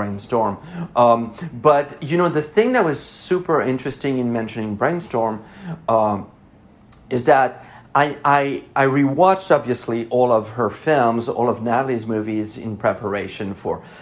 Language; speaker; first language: English; non-native, fluent; French